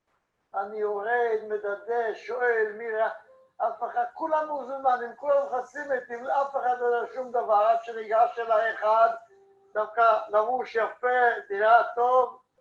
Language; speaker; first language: Hebrew; non-native, fluent; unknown